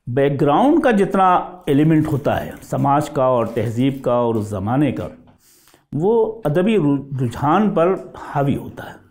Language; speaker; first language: Hindi; native; Hindi